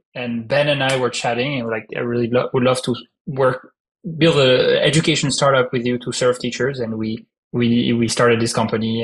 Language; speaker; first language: English; non-native, fluent; French